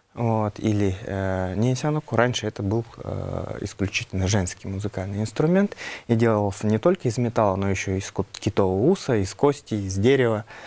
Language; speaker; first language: Russian; non-native, local second language; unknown